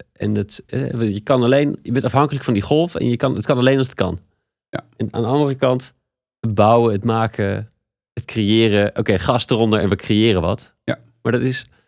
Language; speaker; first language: Dutch; native; Dutch